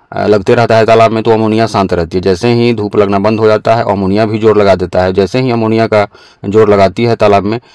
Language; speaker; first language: Hindi; native; Hindi